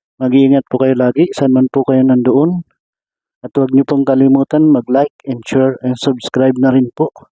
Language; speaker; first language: Filipino; non-native, local second language; Bikol